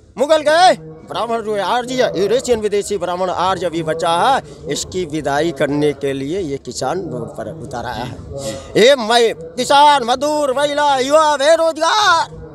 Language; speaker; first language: Hindi; native; Hindi